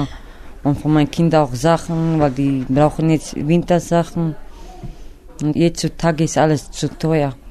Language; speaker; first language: German; non-native, learner; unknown